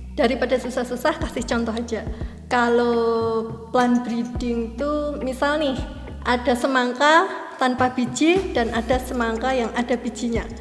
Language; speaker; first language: Indonesian; native; Indonesian